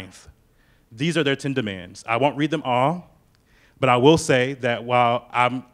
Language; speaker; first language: English; native; English